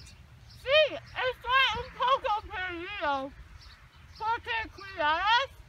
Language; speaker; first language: Spanish; non-native, learner; English